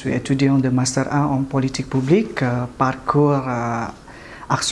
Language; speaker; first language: French; non-native, fluent; Indonesian